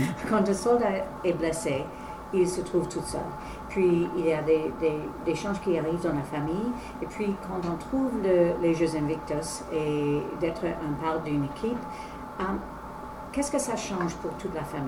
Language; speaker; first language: French; non-native, learner; English